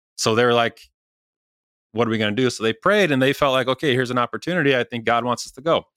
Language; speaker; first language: English; native; English